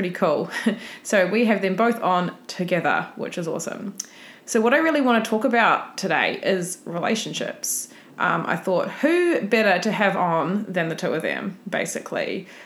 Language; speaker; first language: English; native; English